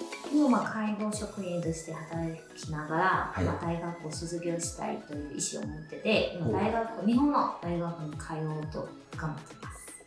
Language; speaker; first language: Japanese; non-native, learner; Burmese